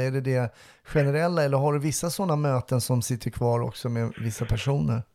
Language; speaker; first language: Swedish; native; Swedish